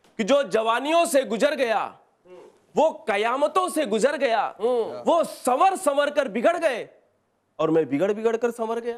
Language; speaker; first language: Hindi; native; Hindi